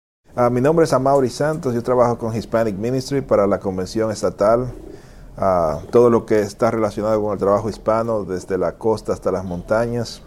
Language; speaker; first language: Spanish; native; Spanish